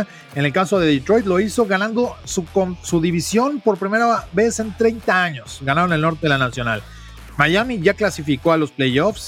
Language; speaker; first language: Spanish; native; Spanish